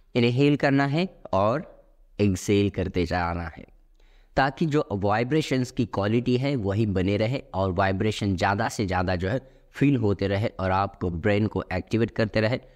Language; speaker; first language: Hindi; non-native, local second language; Marathi